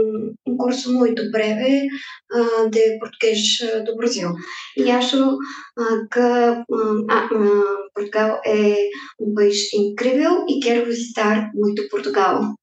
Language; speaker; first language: Portuguese; non-native, fluent; Bulgarian